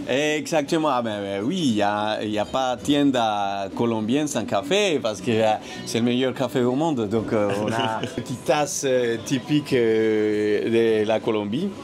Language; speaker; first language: French; non-native, fluent; Spanish